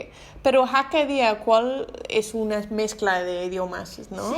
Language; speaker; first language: Spanish; non-native, learner; English